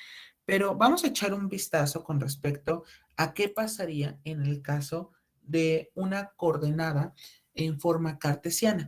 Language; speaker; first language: Spanish; native; Spanish